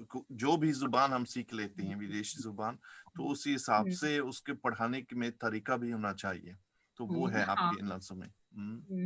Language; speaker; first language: Hindi; non-native, fluent; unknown